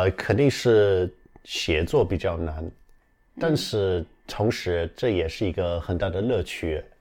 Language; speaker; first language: Chinese; non-native, fluent; English